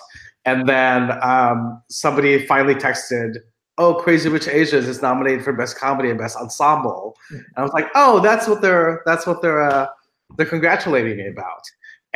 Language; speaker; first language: English; non-native, local second language; Filipino